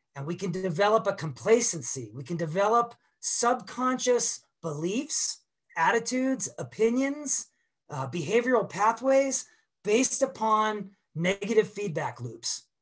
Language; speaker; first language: English; native; English